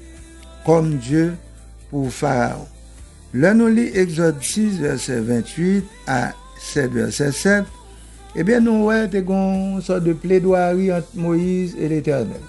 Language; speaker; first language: French; non-native, local second language; Haitian Creole